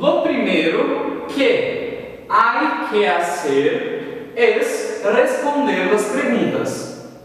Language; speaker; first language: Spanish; non-native, fluent; Portuguese